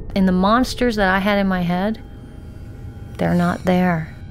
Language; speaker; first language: English; native; English